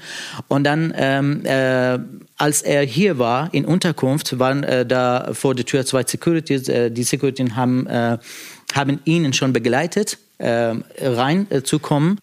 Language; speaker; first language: German; non-native, fluent; Persian